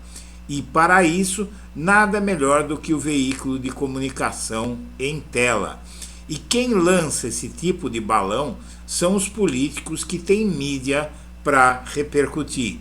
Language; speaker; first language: Portuguese; native; Portuguese